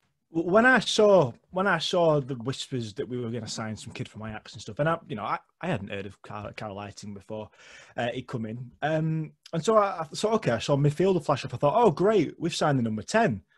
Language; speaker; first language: English; native; English